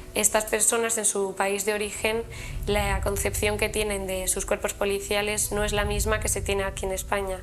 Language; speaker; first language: Spanish; native; Spanish